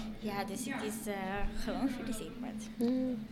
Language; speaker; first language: Dutch; non-native, fluent; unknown